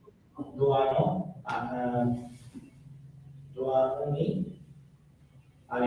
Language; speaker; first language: Japanese; non-native, learner; Bangla